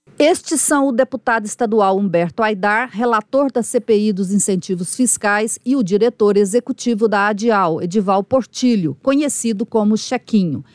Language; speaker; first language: Portuguese; native; Portuguese